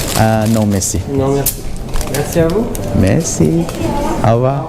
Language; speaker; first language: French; non-native, learner; Thai